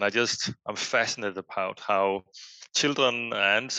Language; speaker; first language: English; non-native, fluent; Danish